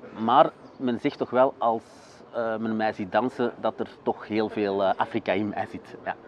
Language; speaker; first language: Dutch; native; Dutch